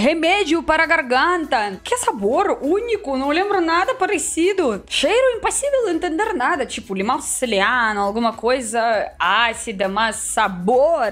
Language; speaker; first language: Portuguese; non-native, learner; Russian